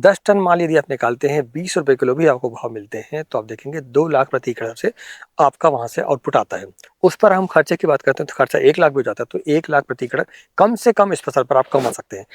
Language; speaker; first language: Hindi; native; Hindi